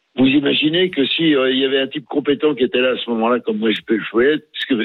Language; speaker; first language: French; native; French